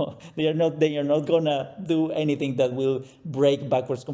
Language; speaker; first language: English; non-native, fluent; Spanish